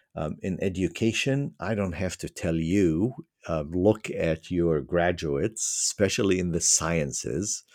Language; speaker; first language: English; non-native, fluent; Arabic